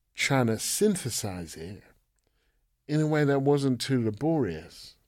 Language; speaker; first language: English; native; English